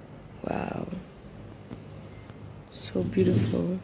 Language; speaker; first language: English; non-native, fluent; Dutch